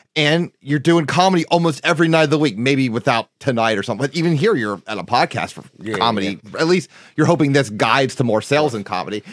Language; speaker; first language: English; native; English